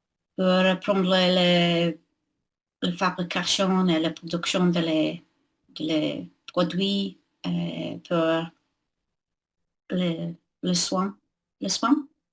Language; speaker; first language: French; non-native, learner; English